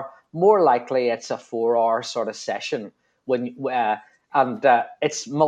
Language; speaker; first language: English; native; English